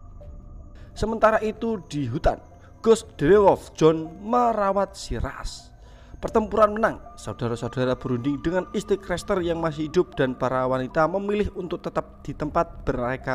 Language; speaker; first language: Indonesian; native; Indonesian